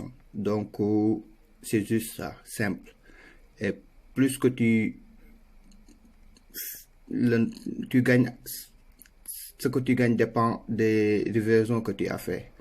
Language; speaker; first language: French; non-native, local second language; Wolof